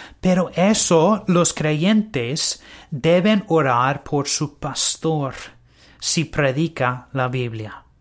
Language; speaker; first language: Spanish; non-native, learner; English